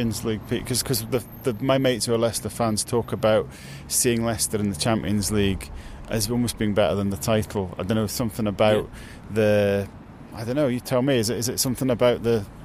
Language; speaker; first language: English; native; English